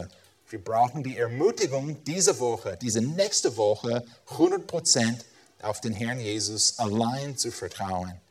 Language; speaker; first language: German; non-native, fluent; English